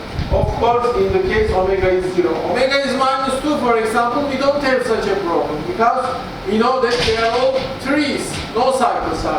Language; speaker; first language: English; non-native, fluent; Turkish